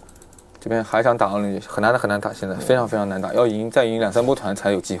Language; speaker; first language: Chinese; native; Chinese